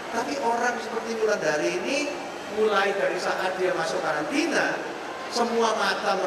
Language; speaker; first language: Indonesian; native; Indonesian